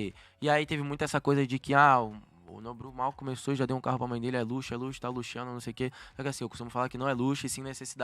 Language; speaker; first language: Portuguese; native; Portuguese